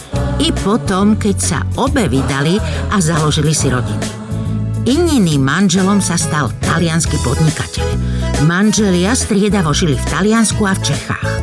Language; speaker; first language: Slovak; native; Slovak